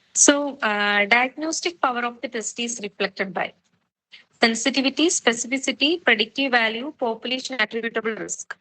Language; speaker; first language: English; non-native, local second language; Malayalam